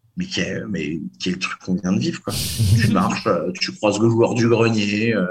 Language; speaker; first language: French; native; French